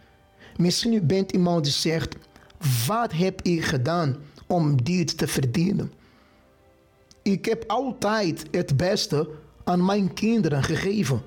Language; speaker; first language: Dutch; non-native, fluent; Portuguese